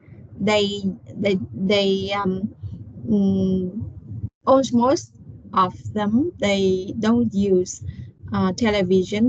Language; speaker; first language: English; non-native, learner; Vietnamese